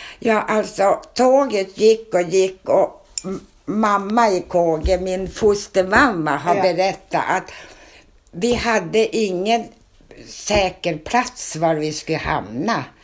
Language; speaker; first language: Swedish; early bilingual, other home language; Finnish